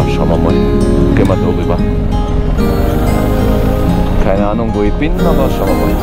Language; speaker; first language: German; non-native, fluent; French